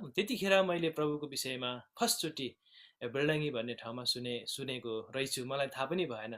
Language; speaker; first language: Nepali; native; Nepali